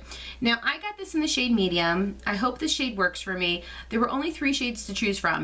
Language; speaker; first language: English; native; English